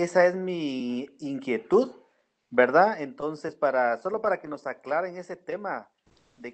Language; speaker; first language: Spanish; native; Spanish